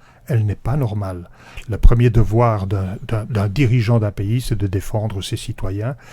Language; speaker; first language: French; native; French